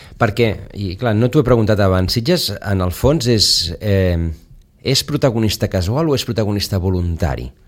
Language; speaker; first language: Catalan; native; Catalan